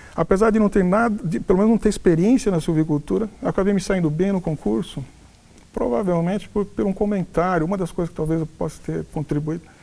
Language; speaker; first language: Portuguese; non-native, local second language; Spanish